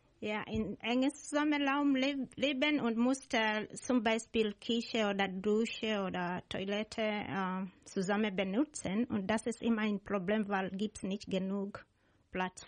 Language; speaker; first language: German; non-native, learner; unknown